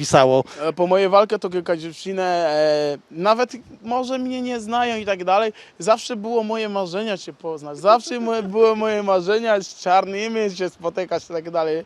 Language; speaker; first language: Polish; non-native, learner; Portuguese